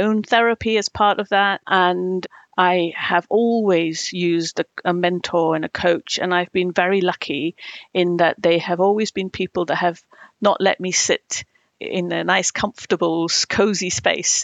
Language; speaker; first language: English; non-native, local second language; Tamil